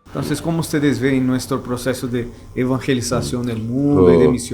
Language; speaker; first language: Spanish; non-native, fluent; Portuguese